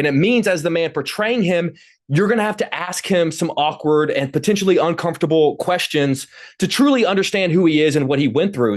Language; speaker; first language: English; native; English